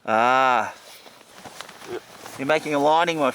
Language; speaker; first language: English; native; English